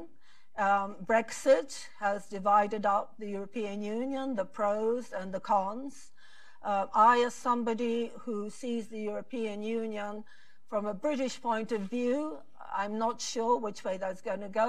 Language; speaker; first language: English; native; English